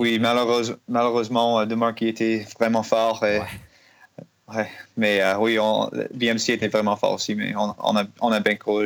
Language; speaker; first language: French; non-native, learner; English